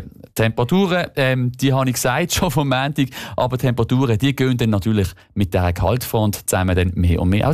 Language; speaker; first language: German; native; German